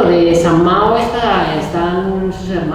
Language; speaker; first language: Spanish; native; Spanish